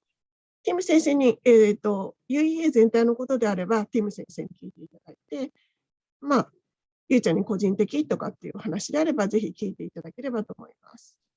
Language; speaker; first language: Japanese; native; Japanese